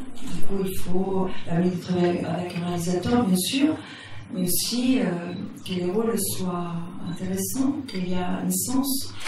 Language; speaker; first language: French; non-native, fluent; Italian